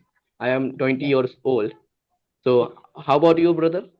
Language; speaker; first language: English; non-native, learner; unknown